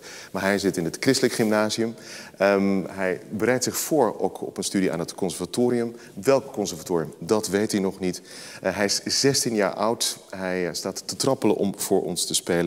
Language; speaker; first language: Dutch; native; Dutch